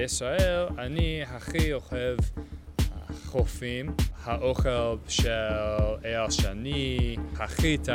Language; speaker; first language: Hebrew; non-native, learner; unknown